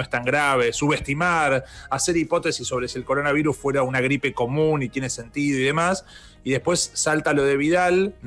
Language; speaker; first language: Spanish; native; Spanish